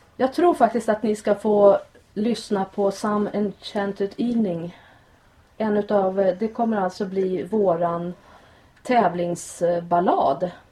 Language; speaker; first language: Swedish; native; Swedish